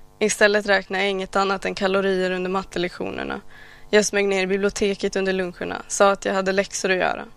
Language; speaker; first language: Swedish; early bilingual, other home language; Arabic